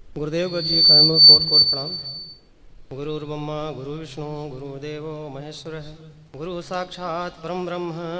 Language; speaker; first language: Hindi; native; Hindi